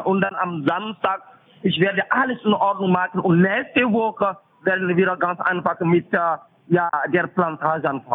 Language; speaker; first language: German; non-native, fluent; French